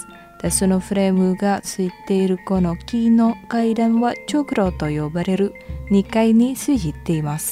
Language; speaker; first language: Japanese; non-native, fluent; Indonesian